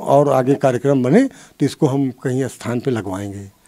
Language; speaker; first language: Hindi; native; Hindi